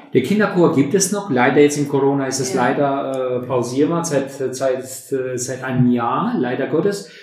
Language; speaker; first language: German; non-native, fluent; Albanian